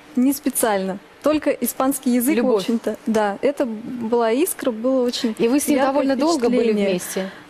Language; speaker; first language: Russian; native; Russian